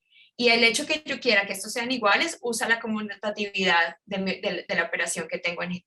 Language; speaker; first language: Spanish; native; Spanish